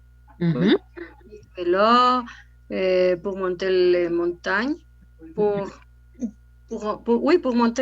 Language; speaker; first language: French; non-native, learner; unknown